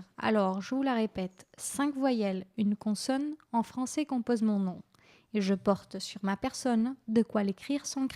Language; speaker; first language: French; native; French